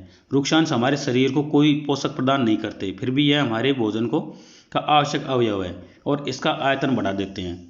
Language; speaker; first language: Hindi; native; Hindi